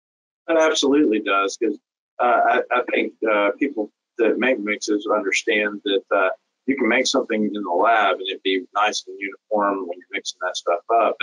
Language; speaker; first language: English; native; English